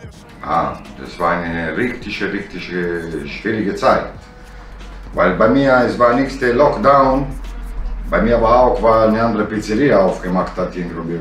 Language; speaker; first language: German; non-native, learner; Italian